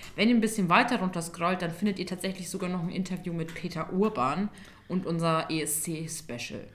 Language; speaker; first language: German; native; German